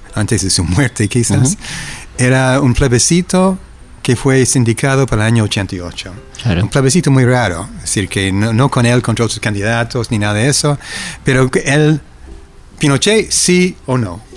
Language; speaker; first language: Spanish; non-native, fluent; English